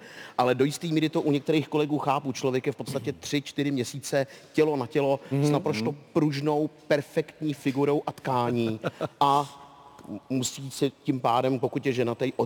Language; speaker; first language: Czech; native; Czech